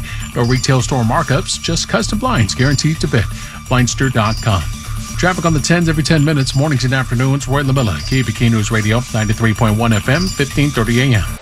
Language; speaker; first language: English; native; English